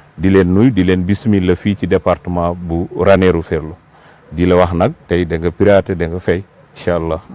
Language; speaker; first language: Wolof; non-native, local second language; Fula